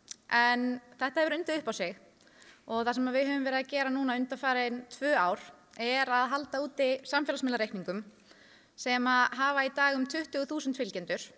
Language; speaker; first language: Icelandic; native; Icelandic